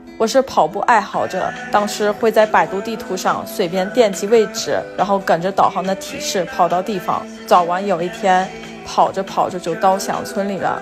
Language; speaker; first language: Chinese; non-native, fluent; English